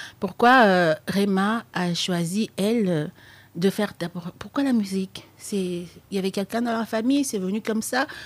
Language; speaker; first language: French; non-native, local second language; Lingala